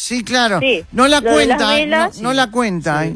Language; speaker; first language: Spanish; native; Spanish